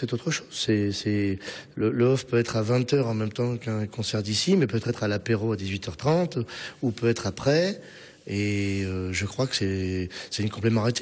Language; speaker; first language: French; native; French